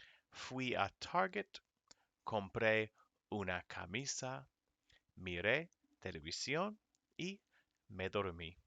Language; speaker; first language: Spanish; non-native, fluent; English